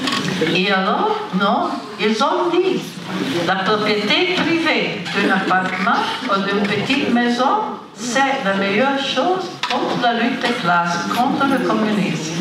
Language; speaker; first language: French; non-native, fluent; Italian